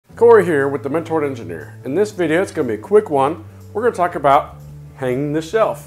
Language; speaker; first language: English; native; English